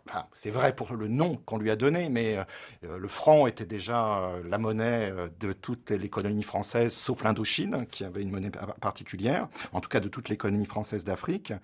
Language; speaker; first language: French; native; French